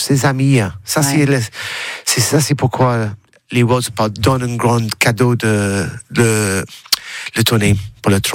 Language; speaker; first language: French; non-native, learner; English